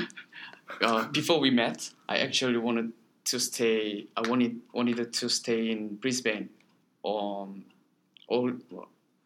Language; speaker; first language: English; non-native, learner; Korean